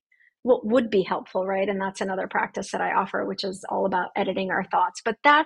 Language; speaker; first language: English; early bilingual, other home language; Russian